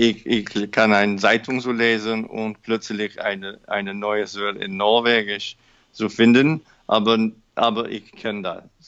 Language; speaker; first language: German; non-native, learner; English